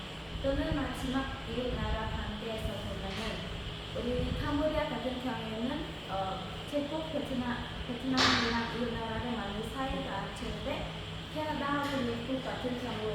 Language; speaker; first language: Korean; non-native, fluent; Khmer